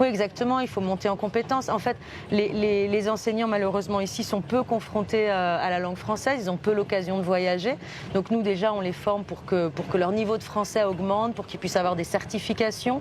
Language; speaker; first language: French; native; French